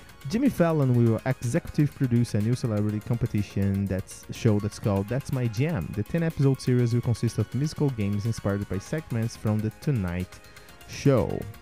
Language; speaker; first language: English; non-native, fluent; Portuguese